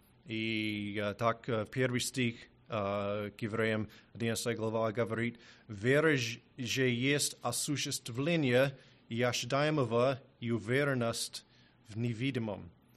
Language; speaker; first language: Russian; non-native, learner; English